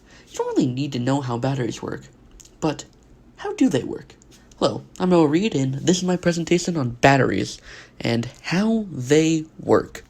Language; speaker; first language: English; native; English